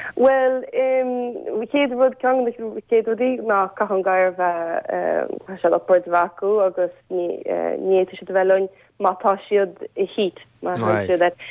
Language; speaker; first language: Irish; native; Irish